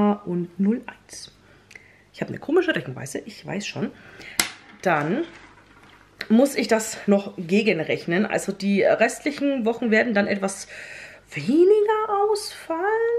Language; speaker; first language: German; native; German